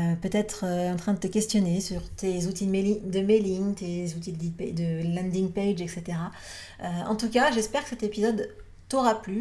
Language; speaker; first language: French; native; French